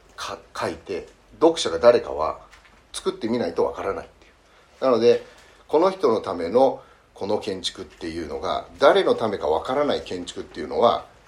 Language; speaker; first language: Japanese; early bilingual, heritage; Japanese